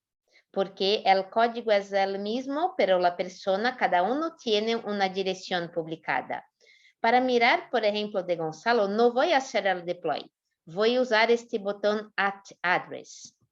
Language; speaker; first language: Spanish; non-native, fluent; Portuguese